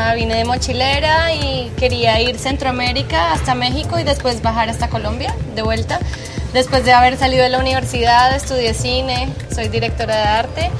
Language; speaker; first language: Spanish; native; Spanish